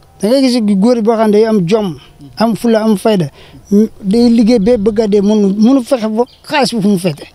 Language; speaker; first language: Wolof; non-native, fluent; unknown